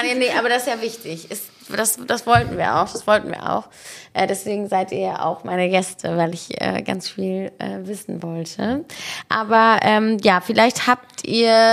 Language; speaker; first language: German; native; German